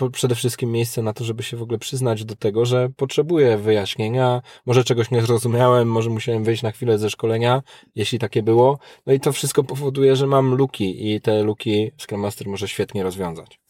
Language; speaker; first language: Polish; native; Polish